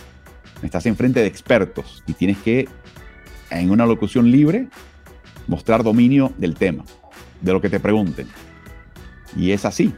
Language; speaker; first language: Spanish; native; Spanish